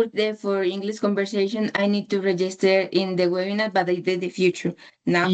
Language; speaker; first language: English; non-native, learner; Spanish